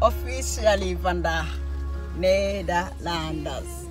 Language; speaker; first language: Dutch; non-native, learner; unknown